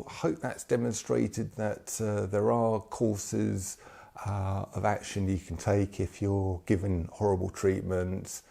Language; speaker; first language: English; native; English